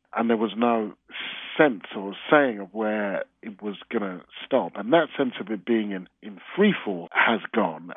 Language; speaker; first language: English; native; English